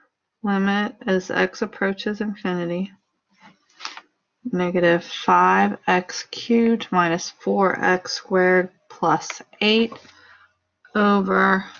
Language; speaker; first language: English; native; English